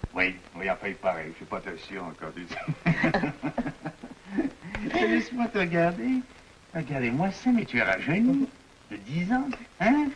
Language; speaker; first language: French; native; French